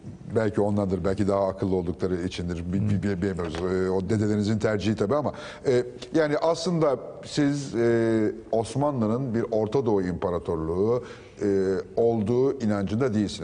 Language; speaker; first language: Turkish; native; Turkish